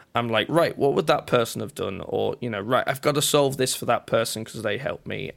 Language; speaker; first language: English; native; English